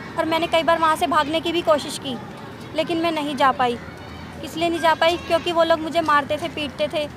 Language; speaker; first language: Hindi; non-native, local second language; Tamil